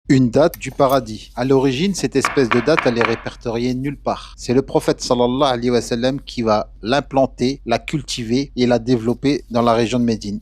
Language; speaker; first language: French; native; French